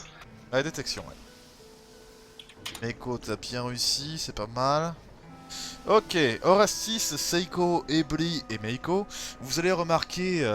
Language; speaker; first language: French; native; French